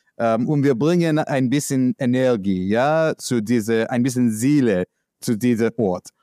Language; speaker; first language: German; non-native, learner; English